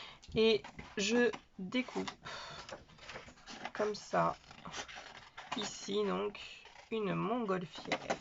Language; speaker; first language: French; native; French